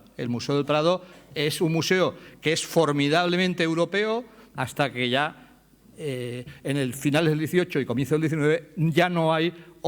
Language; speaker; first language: Spanish; native; Spanish